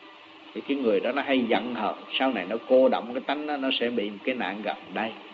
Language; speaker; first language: Vietnamese; native; Vietnamese